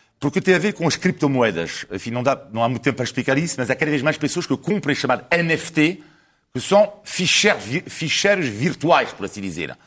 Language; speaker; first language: Portuguese; non-native, fluent; French